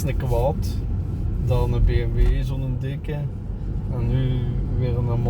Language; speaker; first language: Dutch; native; Dutch